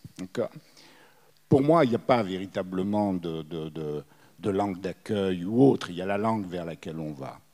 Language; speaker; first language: French; early bilingual, other home language; Italian